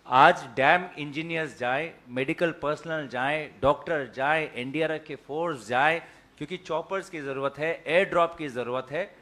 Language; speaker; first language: Hindi; non-native, local second language; Assamese